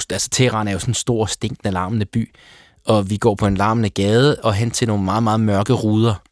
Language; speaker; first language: Danish; early bilingual, other home language; Persian